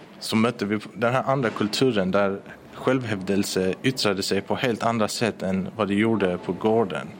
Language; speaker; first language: Swedish; early bilingual, other home language; Persian